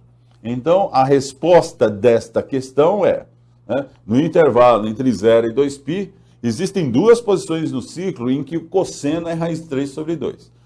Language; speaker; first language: Portuguese; native; Portuguese